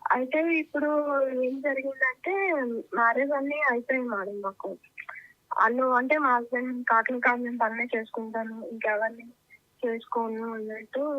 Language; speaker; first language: Telugu; native; Telugu